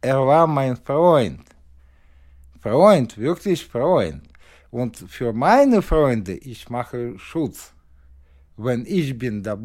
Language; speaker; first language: German; non-native, learner; Russian